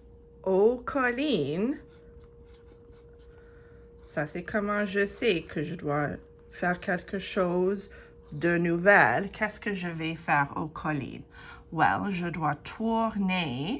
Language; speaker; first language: French; non-native, fluent; English